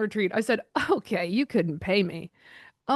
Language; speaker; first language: English; native; English